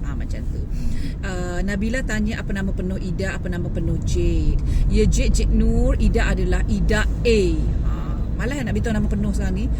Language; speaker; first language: Malay; native; Malay